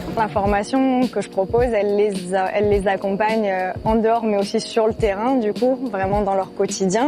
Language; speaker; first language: French; native; French